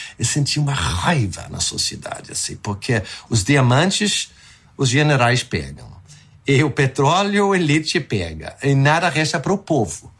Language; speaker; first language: Portuguese; non-native, fluent; Swedish